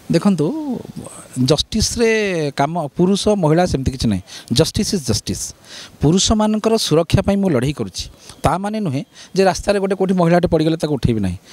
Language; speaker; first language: Odia; native; Odia